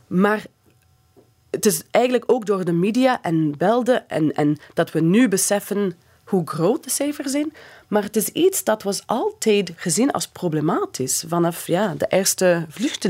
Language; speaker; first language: Dutch; non-native, fluent; English